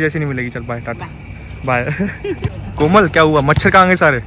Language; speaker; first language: Hindi; native; Hindi